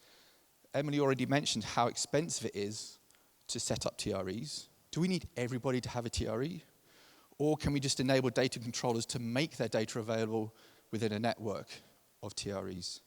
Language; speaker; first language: English; native; English